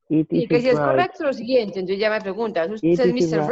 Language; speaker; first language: Spanish; native; Spanish